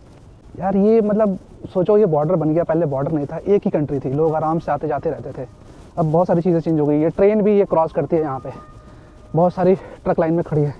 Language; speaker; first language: Hindi; native; Hindi